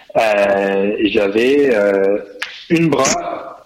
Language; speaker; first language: French; non-native, fluent; English